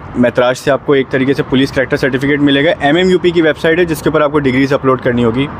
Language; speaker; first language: Urdu; native; Urdu